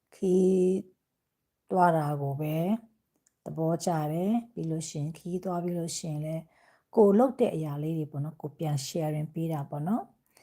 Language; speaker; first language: Burmese; native; Burmese